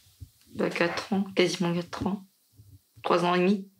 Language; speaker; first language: French; non-native, learner; Chinese